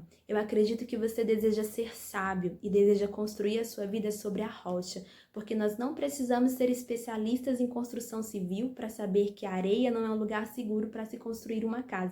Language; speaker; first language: Portuguese; native; Portuguese